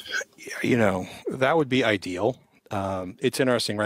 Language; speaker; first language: English; native; English